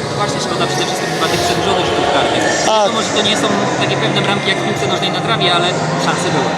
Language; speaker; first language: Polish; native; Polish